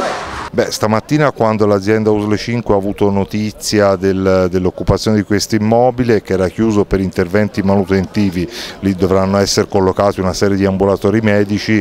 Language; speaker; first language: Italian; native; Italian